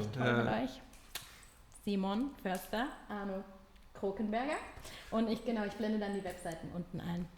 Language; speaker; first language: German; native; German